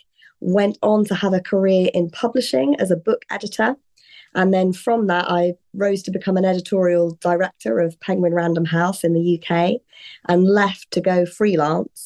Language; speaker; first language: English; native; English